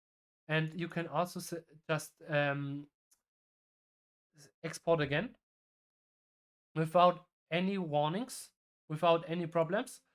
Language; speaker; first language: English; non-native, fluent; German